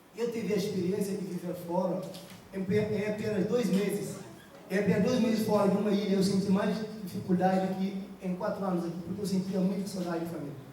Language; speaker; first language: Portuguese; non-native, local second language; Kabuverdianu